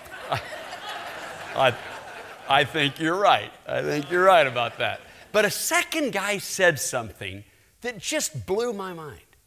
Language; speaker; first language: English; native; English